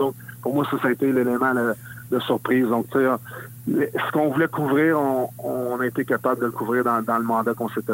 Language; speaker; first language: French; native; French